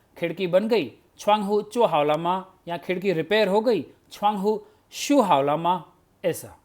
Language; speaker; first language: Hindi; native; Hindi